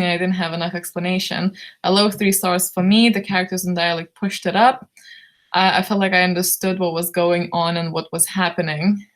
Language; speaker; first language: English; non-native, fluent; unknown